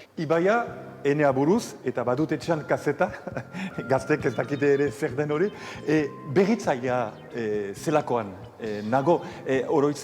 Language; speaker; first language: Basque; native; Basque